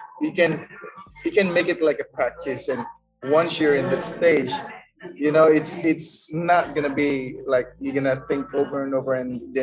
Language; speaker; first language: English; non-native, fluent; Uzbek